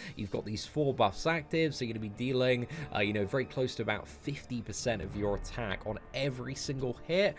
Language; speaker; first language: English; native; English